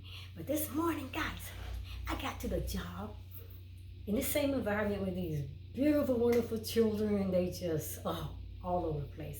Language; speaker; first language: English; native; English